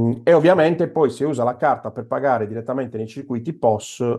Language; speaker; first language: Italian; native; Italian